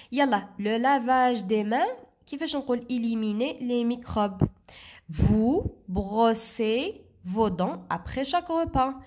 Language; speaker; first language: French; non-native, local second language; Arabic